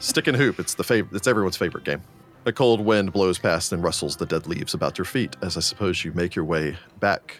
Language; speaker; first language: English; native; English